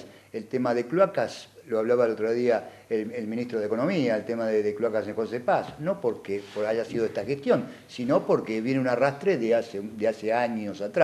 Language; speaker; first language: Spanish; native; Spanish